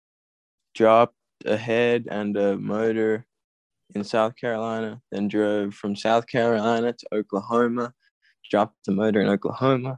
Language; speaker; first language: English; native; English